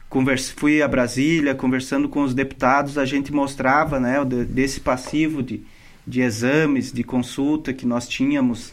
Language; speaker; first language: Portuguese; native; Portuguese